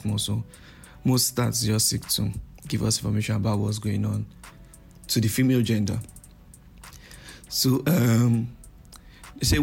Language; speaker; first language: English; non-native, local second language; Yoruba